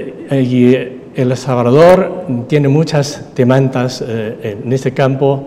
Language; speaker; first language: Spanish; non-native, fluent; Chinese